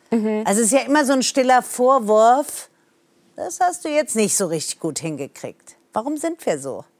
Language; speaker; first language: German; native; German